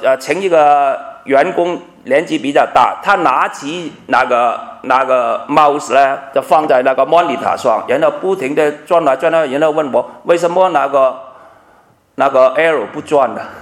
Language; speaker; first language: Chinese; non-native, local second language; Cantonese